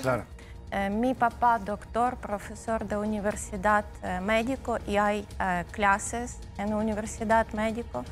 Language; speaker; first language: Spanish; non-native, learner; Ukrainian